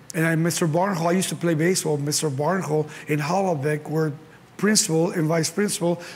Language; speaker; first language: English; early bilingual, other home language; Spanish